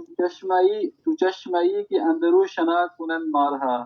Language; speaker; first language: Persian; non-native, learner; Urdu